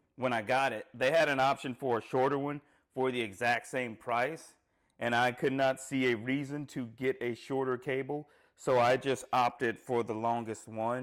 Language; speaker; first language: English; native; English